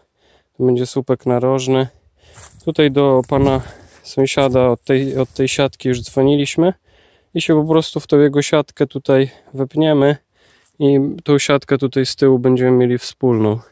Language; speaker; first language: Polish; native; Polish